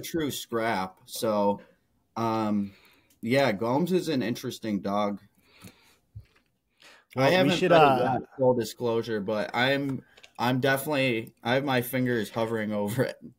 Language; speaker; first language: English; native; English